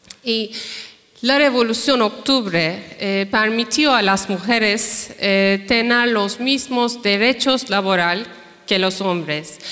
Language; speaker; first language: Spanish; non-native, fluent; Turkish